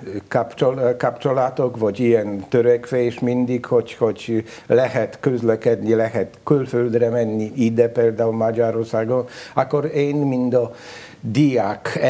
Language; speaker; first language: Hungarian; non-native, learner; Polish